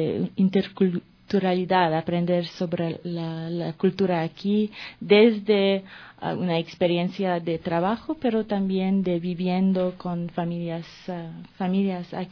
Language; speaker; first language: Spanish; non-native, fluent; French